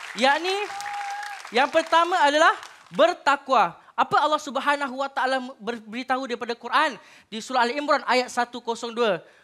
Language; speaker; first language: Malay; native; Malay